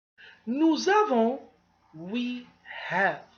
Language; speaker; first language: French; non-native, fluent; Arabic